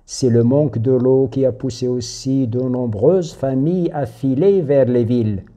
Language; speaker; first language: French; non-native, local second language; Arabic